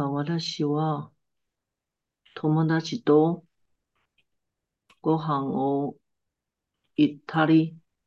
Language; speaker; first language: Japanese; non-native, learner; Chinese